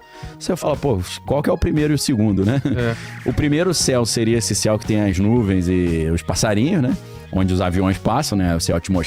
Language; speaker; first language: Portuguese; native; Portuguese